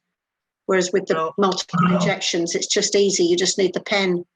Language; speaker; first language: English; native; English